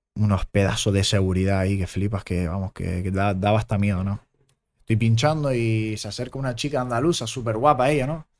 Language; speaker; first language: Spanish; early bilingual, other home language; German